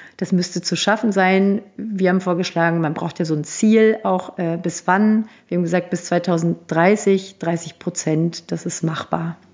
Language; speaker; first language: German; early bilingual, other home language; Turkish